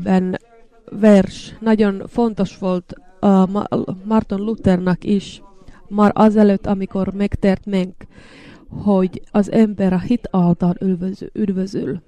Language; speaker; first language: Hungarian; non-native, learner; Finnish